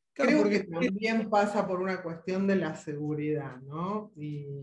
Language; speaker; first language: Spanish; native; Spanish